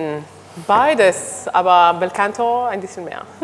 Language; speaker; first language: German; non-native, learner; Hebrew